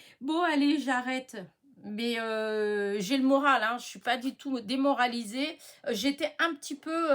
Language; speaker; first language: French; native; French